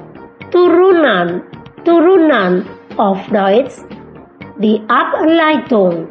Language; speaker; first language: German; non-native, fluent; Indonesian